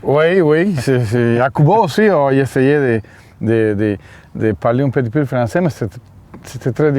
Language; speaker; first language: French; non-native, fluent; Spanish